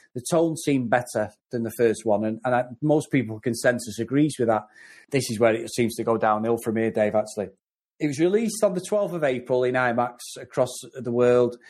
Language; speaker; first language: English; native; English